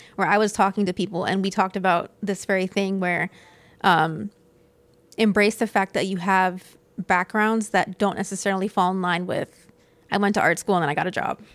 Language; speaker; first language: English; native; English